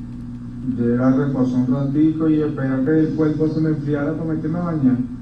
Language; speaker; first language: Spanish; native; Spanish